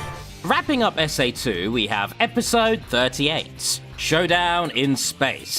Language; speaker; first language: English; native; English